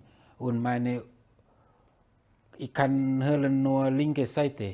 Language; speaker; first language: German; non-native, learner; Thai